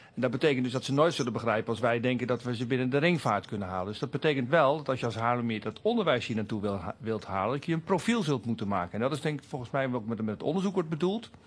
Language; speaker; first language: Dutch; native; Dutch